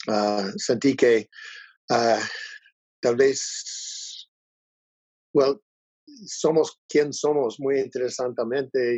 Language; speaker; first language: Spanish; non-native, learner; English